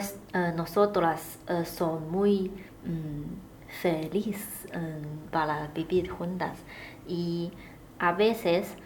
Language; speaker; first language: Spanish; non-native, learner; Chinese